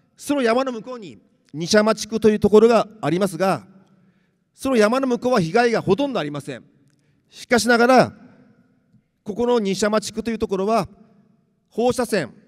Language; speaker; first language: Japanese; native; Japanese